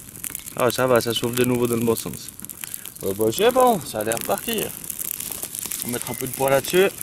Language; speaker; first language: French; native; French